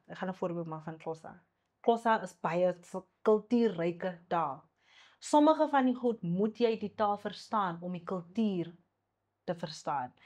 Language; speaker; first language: Afrikaans; non-native, local second language; Xhosa